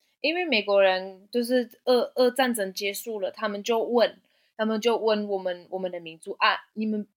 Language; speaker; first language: Chinese; non-native, fluent; German